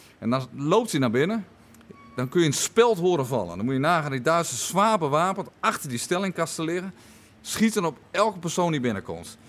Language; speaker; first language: Dutch; native; Dutch